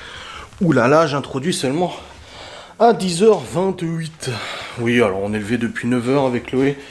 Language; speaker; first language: French; native; French